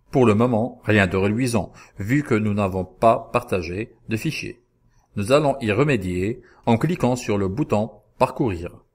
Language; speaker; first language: French; non-native, local second language; Arabic